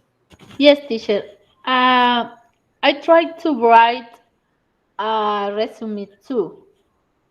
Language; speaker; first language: English; non-native, learner; Spanish